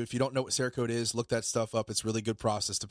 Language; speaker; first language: English; native; English